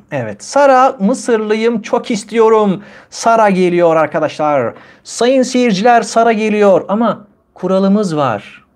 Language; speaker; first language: Turkish; native; Turkish